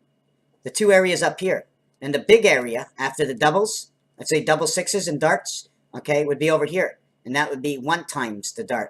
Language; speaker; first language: English; native; English